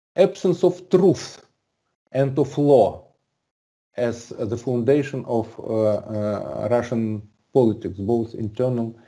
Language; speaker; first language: English; non-native, fluent; Russian